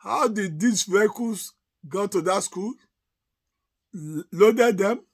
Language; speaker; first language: English; non-native, local second language; Yoruba